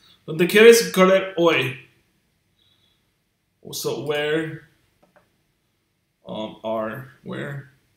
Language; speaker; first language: Spanish; non-native, learner; English